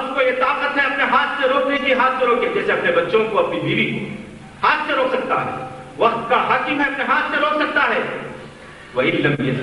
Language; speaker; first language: Urdu; native; Urdu